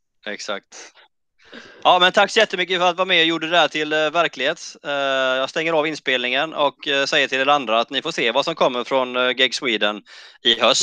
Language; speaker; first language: Swedish; native; Swedish